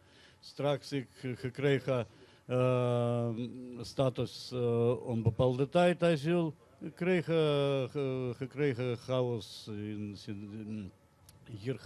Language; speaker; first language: Dutch; non-native, learner; Russian